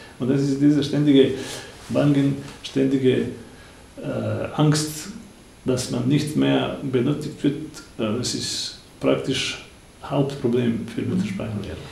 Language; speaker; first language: German; non-native, fluent; Bosnian